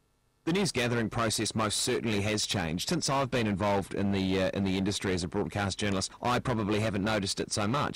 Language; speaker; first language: English; native; English